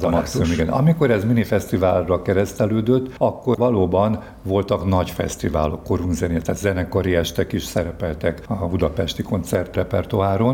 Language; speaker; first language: Hungarian; native; Hungarian